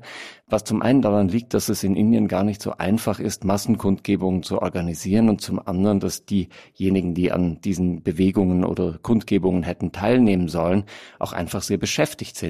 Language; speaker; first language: German; native; German